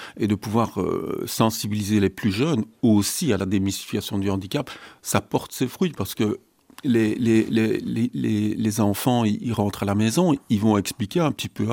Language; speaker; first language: French; native; French